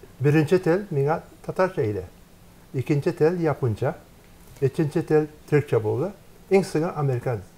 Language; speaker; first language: Tatar; early bilingual, heritage; Tatar